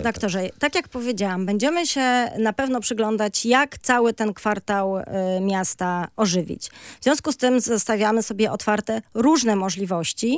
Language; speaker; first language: Polish; native; Polish